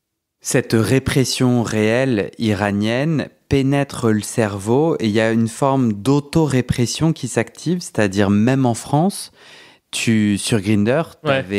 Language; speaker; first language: French; native; French